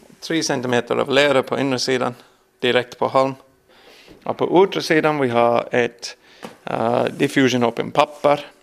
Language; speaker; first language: Swedish; non-native, learner; English